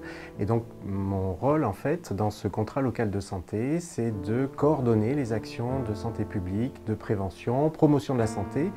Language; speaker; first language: French; native; French